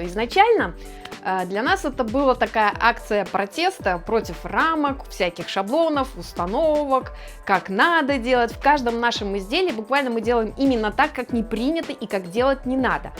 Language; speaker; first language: Russian; native; Russian